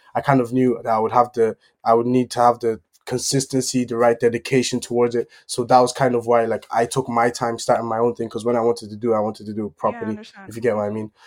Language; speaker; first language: English; native; English